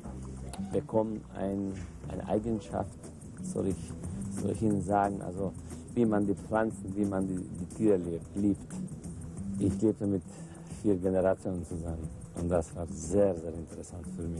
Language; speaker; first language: German; non-native, local second language; Hungarian